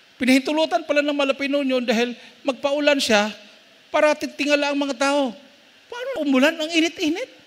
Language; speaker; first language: Filipino; non-native, local second language; Cebuano